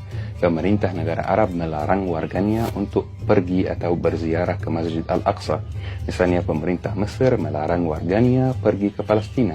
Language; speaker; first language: Indonesian; non-native, fluent; Arabic